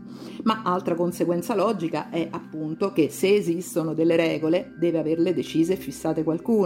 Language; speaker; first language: Italian; native; Italian